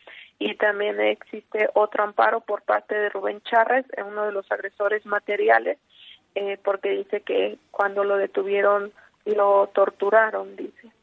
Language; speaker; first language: Spanish; native; Spanish